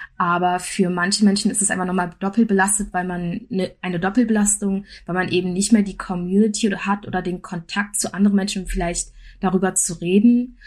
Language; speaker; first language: German; early bilingual, other home language; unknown